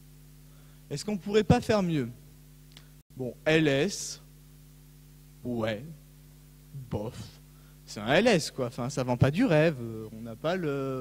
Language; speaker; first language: French; native; French